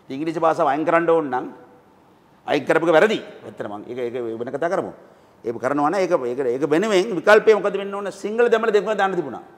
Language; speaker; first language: Sinhala; non-native, local second language; Tamil